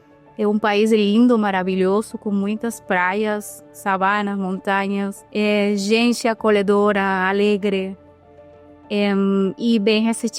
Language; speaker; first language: Portuguese; non-native, fluent; Spanish